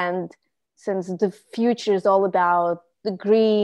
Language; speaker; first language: English; non-native, fluent; Russian